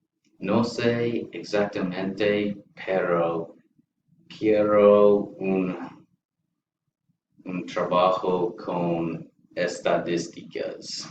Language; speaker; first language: Spanish; non-native, learner; English